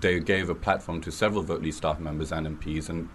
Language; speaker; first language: English; non-native, local second language; Urdu